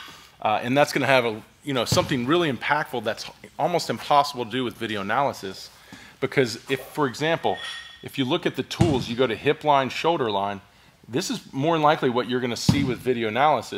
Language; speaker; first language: English; native; English